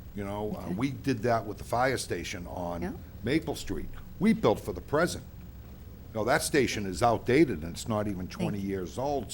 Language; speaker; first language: English; native; English